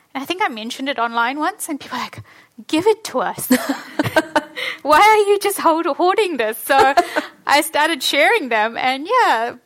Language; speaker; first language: English; native; English